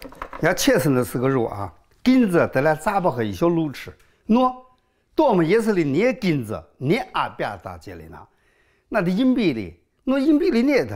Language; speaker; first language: Russian; non-native, learner; Chinese